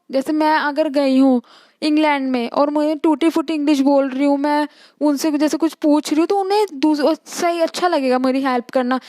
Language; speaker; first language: Hindi; native; Hindi